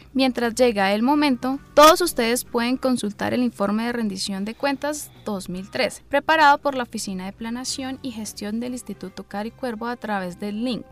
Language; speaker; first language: Spanish; native; Spanish